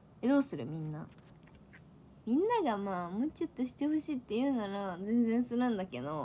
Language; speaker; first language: Japanese; native; Japanese